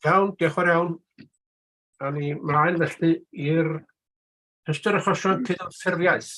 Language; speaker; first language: Welsh; native; Welsh